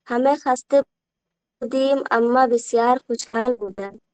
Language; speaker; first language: Persian; non-native, learner; Urdu